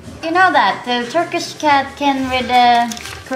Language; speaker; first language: English; non-native, learner; Korean